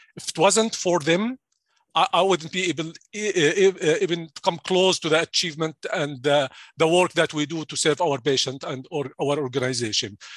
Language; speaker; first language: English; non-native, fluent; Arabic